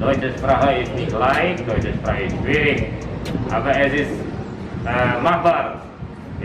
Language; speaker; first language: German; non-native, fluent; Indonesian